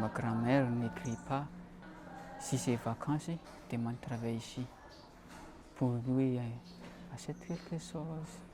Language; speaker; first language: French; non-native, local second language; Malagasy